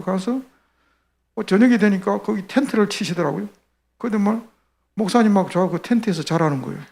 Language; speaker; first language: Korean; native; Korean